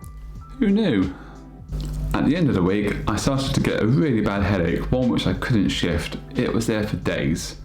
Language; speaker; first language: English; native; English